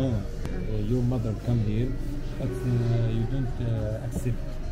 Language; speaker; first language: English; non-native, learner; Arabic